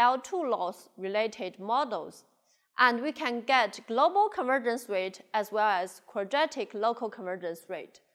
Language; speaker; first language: English; non-native, local second language; Chinese